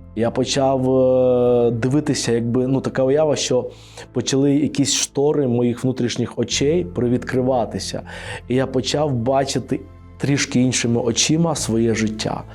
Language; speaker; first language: Ukrainian; native; Ukrainian